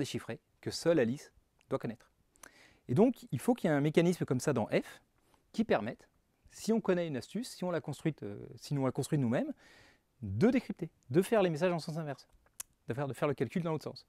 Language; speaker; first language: French; native; French